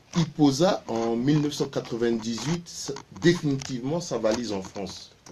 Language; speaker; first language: French; non-native, local second language; Sango